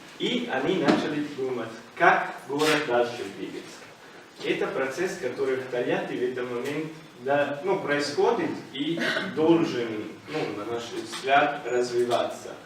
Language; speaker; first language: Russian; non-native, fluent; Italian